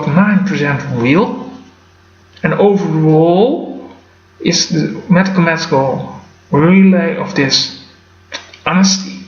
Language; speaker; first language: English; non-native, fluent; Dutch